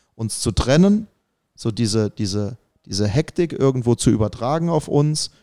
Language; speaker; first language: German; native; German